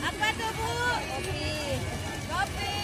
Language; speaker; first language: Indonesian; native; Indonesian